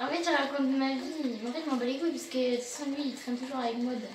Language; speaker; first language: French; native; French